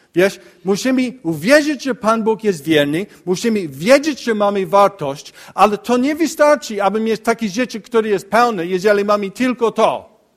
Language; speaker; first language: Polish; non-native, learner; English